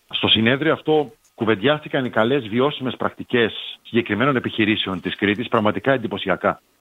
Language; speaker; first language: Greek; native; Greek